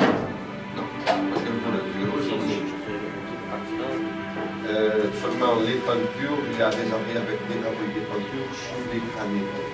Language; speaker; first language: French; non-native, fluent; Portuguese